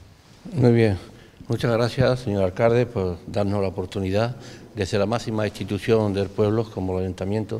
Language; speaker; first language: Spanish; native; Spanish